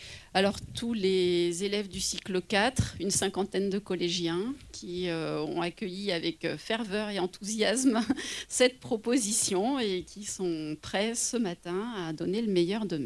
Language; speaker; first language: French; native; French